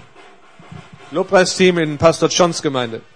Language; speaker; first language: German; native; German